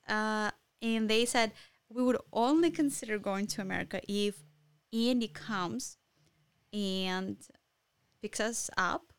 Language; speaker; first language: English; non-native, fluent; Ukrainian